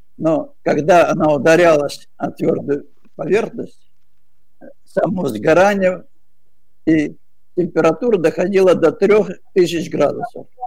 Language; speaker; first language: Russian; native; Russian